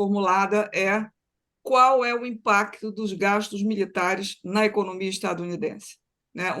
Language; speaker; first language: Portuguese; native; Portuguese